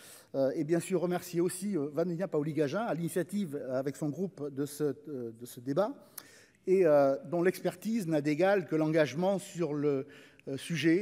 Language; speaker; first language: French; native; French